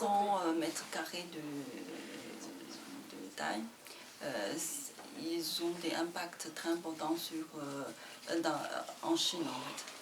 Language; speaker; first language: French; non-native, fluent; Chinese